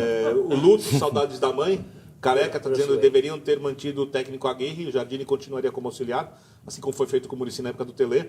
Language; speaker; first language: Portuguese; native; Portuguese